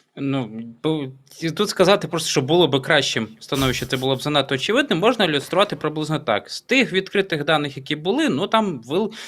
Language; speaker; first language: Ukrainian; native; Ukrainian